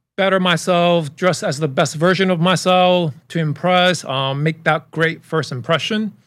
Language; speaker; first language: English; early bilingual, other home language; Cantonese